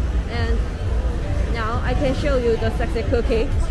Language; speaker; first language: English; non-native, learner; Korean